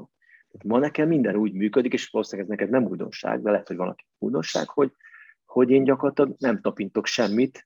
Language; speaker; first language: Hungarian; native; Hungarian